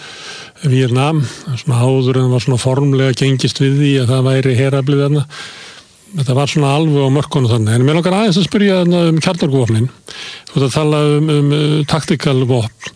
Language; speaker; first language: Icelandic; native; Icelandic